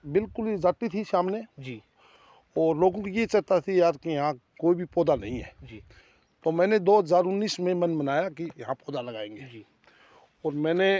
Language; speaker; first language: Hindi; native; Hindi